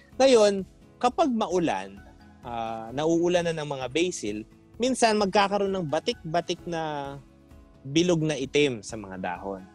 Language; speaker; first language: Filipino; non-native, local second language; Pampanga